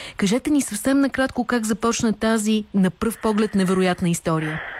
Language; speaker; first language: Bulgarian; native; Bulgarian